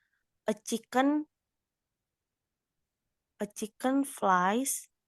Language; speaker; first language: English; non-native, learner; Indonesian